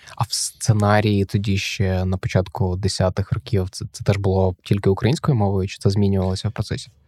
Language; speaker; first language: Ukrainian; native; Ukrainian